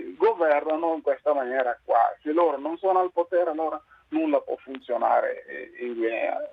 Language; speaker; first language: Italian; non-native, fluent; Upper Guinea Crioulo